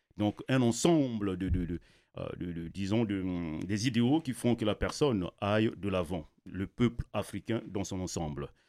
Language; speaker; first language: French; non-native, local second language; Kongo